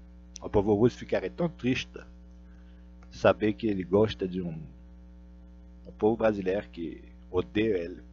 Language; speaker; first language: Portuguese; non-native, fluent; Russian